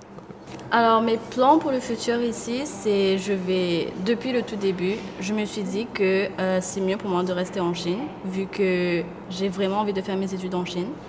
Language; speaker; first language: French; non-native, local second language; Morisyen